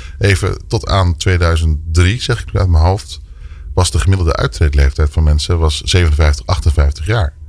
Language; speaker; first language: Dutch; native; Dutch